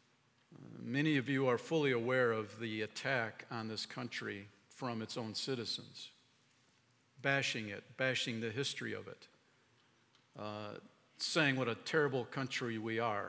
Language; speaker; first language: English; native; English